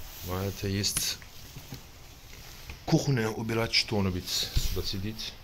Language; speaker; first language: Russian; non-native, learner; Turkish